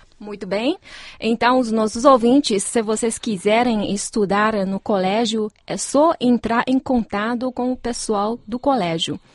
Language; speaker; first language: Portuguese; non-native, fluent; Chinese